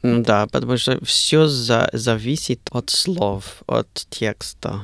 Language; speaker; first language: Russian; non-native, learner; English